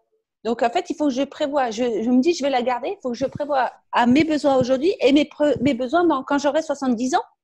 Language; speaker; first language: French; native; French